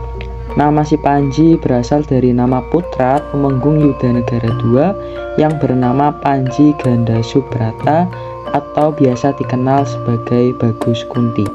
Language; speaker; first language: Indonesian; native; Indonesian